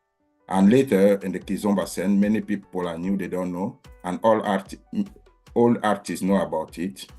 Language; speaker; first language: English; non-native, learner; French